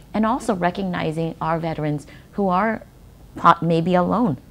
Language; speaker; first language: English; early bilingual, other home language; Vietnamese